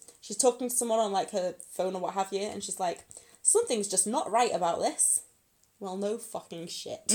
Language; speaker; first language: English; native; English